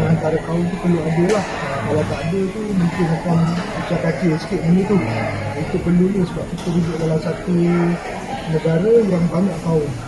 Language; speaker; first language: Malay; native; Malay